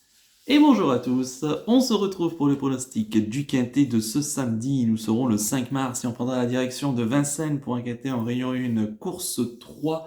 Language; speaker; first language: French; native; French